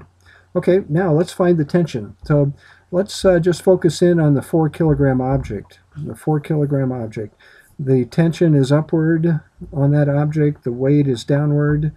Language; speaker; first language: English; native; English